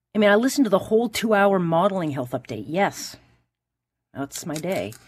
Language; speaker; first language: English; native; English